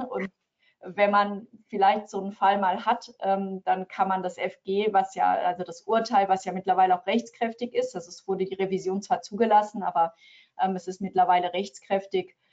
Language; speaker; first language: German; native; German